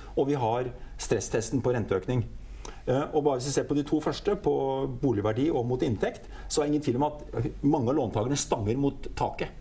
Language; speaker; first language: Norwegian; native; Norwegian